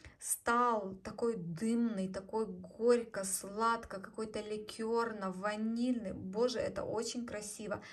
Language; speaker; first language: Russian; native; Russian